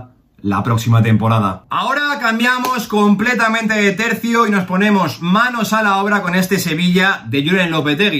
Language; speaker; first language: Spanish; native; Spanish